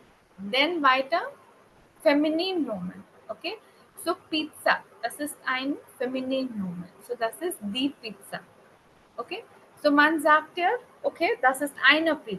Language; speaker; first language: German; non-native, fluent; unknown